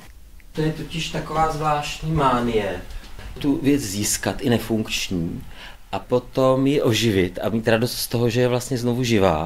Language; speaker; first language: Czech; native; Czech